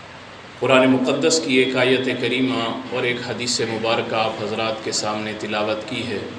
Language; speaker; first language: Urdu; non-native, local second language; Punjabi